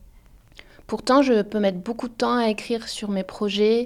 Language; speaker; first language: French; native; French